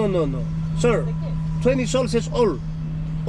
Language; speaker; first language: English; non-native, learner; Spanish